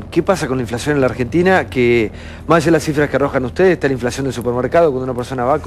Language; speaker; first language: Spanish; native; Spanish